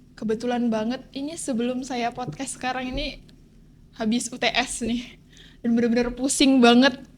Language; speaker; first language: Indonesian; native; Indonesian